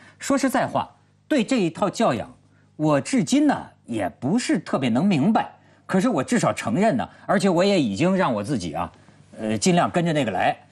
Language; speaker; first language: Chinese; native; Chinese